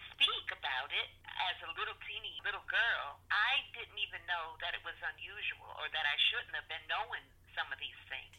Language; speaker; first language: English; native; English